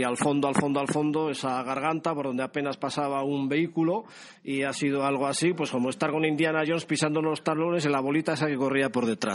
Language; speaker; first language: Spanish; native; Spanish